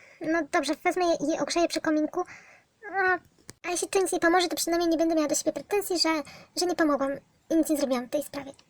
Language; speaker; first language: Polish; native; Polish